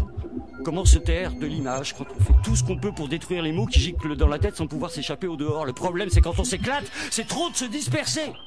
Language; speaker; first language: French; native; French